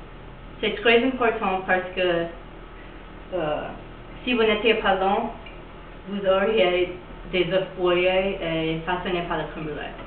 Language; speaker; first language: French; non-native, learner; English